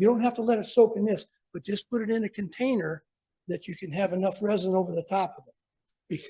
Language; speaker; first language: English; native; English